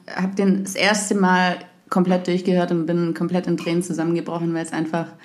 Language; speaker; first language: German; native; German